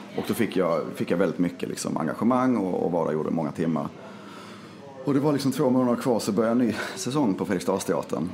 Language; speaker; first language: Swedish; native; Swedish